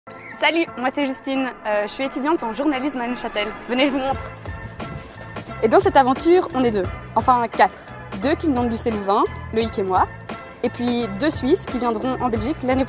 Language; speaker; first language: French; native; French